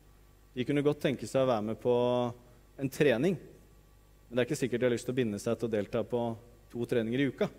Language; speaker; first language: Norwegian; native; Norwegian